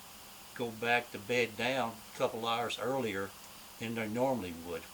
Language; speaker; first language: English; native; English